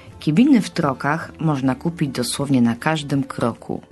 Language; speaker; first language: Polish; native; Polish